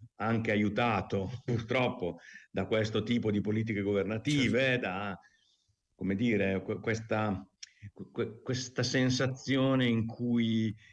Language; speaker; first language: Italian; native; Italian